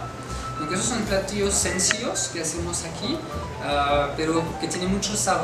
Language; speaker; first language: Spanish; non-native, fluent; French